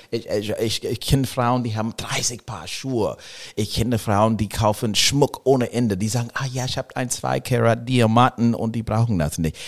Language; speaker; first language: German; non-native, learner; English